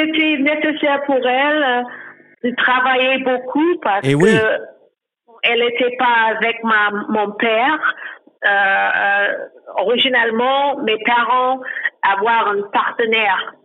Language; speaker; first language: French; non-native, learner; English